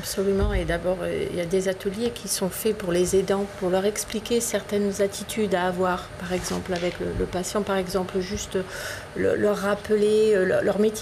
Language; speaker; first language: French; native; French